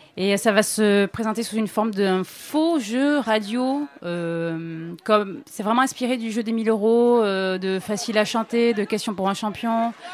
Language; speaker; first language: French; native; French